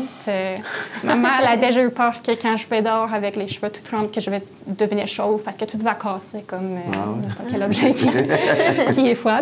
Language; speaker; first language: French; non-native, fluent; English